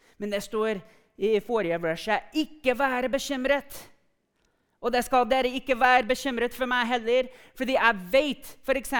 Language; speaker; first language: Norwegian; non-native, fluent; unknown